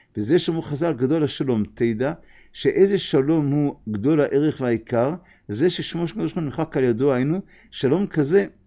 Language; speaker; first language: Hebrew; native; Hebrew